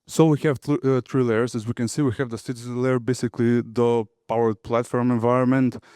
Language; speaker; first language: English; non-native, fluent; Macedonian